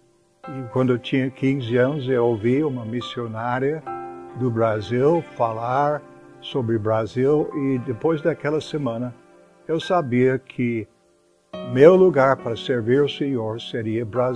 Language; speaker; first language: Portuguese; non-native, fluent; English